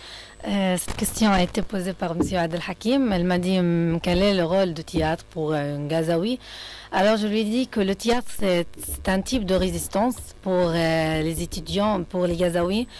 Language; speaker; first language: French; non-native, fluent; Arabic